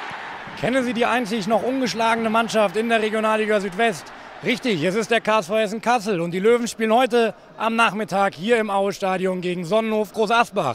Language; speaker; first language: German; native; German